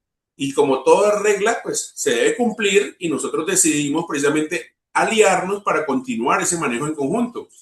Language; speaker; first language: Spanish; native; Spanish